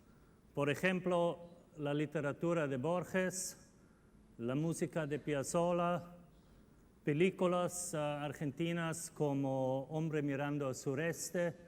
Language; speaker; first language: Spanish; non-native, learner; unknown